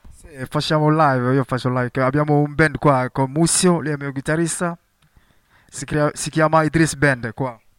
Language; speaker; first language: Italian; non-native, learner; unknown